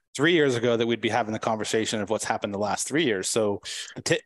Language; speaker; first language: English; native; English